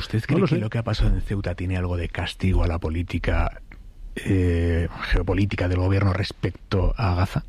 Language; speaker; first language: Spanish; native; Spanish